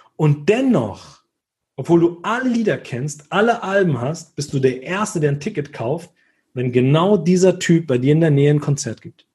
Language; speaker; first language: German; early bilingual, other home language; Italian